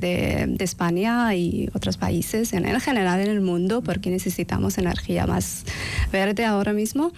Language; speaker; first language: Spanish; non-native, learner; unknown